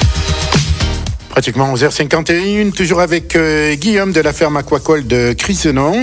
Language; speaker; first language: French; native; French